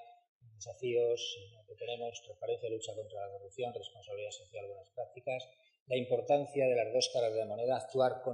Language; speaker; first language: Spanish; native; Spanish